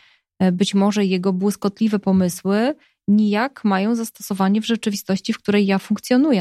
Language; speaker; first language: Polish; native; Polish